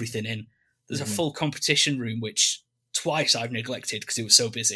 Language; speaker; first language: English; native; English